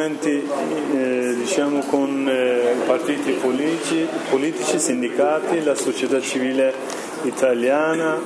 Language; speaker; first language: Italian; non-native, learner; Kurdish